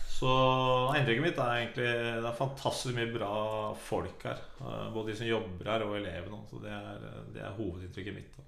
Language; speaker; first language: Norwegian; native; Norwegian